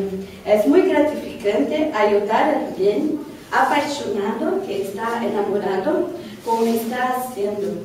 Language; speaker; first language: Spanish; non-native, learner; Portuguese